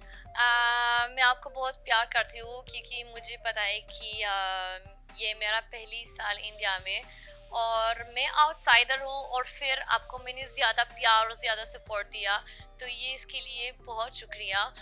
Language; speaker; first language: Hindi; non-native, learner; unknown